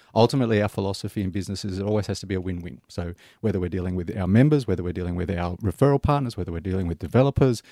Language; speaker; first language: English; native; English